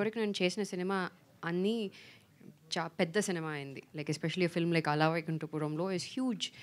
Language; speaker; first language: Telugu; non-native, fluent; Tamil